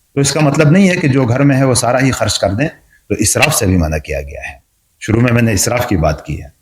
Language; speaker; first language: Urdu; non-native, local second language; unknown